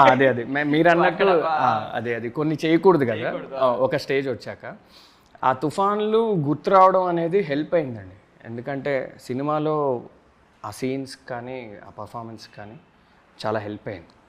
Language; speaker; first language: Telugu; native; Telugu